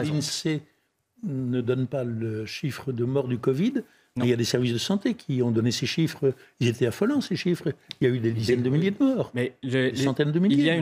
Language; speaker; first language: French; native; French